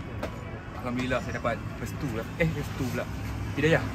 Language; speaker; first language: Malay; native; Malay